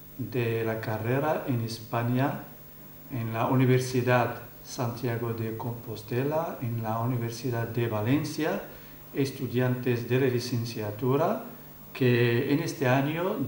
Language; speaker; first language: Spanish; non-native, fluent; Arabic